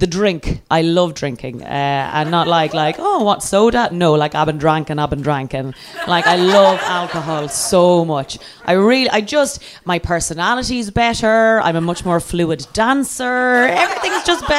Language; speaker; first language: English; native; English